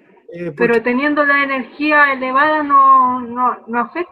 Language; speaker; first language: Spanish; native; Spanish